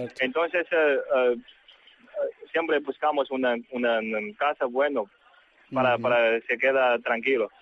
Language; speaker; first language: Spanish; non-native, learner; Chinese